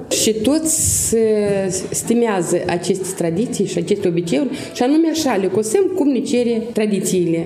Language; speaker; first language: Romanian; non-native, local second language; Russian